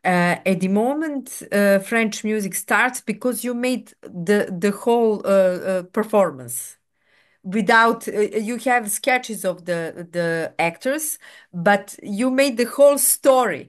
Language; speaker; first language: English; non-native, fluent; Serbian